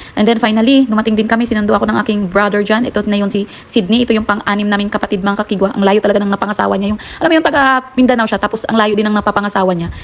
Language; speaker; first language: Filipino; non-native, local second language; Cebuano